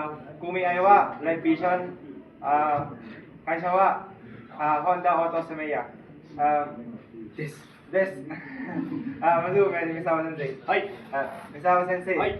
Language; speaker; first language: Japanese; non-native, learner; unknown